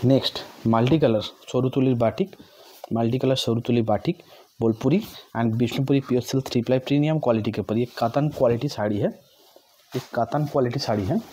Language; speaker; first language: Hindi; non-native, local second language; Bangla